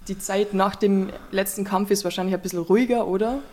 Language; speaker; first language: German; native; German